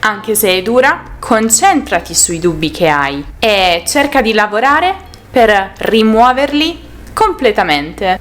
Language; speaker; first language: Italian; native; Italian